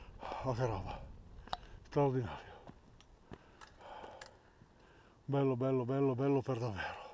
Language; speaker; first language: Italian; native; Italian